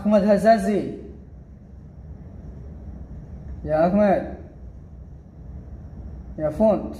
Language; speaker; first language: English; non-native, fluent; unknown